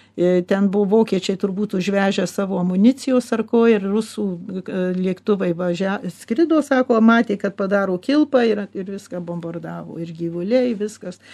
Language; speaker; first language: Lithuanian; early bilingual, heritage; Lithuanian